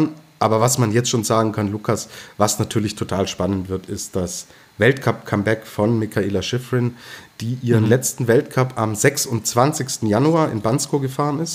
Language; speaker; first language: German; native; German